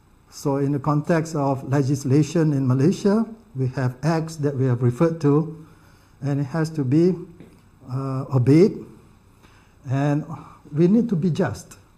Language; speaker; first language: English; non-native, local second language; Malay